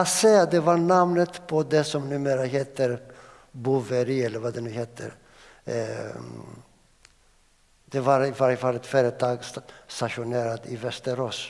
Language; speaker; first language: Swedish; non-native, fluent; Greek